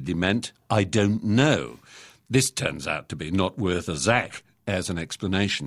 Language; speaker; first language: English; native; English